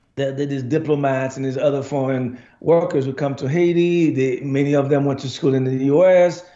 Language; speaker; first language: English; non-native, fluent; Haitian Creole